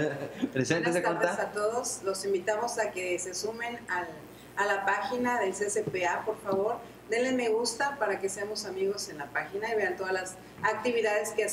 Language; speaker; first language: Spanish; native; Spanish